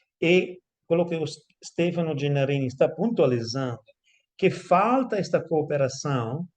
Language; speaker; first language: Portuguese; non-native, fluent; Italian